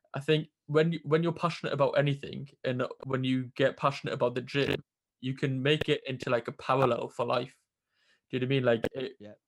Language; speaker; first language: English; native; English